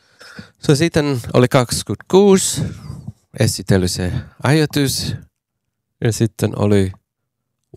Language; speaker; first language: Finnish; non-native, fluent; English